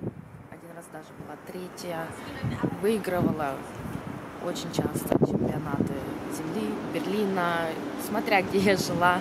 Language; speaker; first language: Russian; early bilingual, heritage; Russian